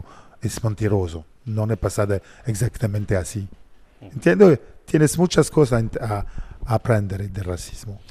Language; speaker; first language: Spanish; non-native, learner; French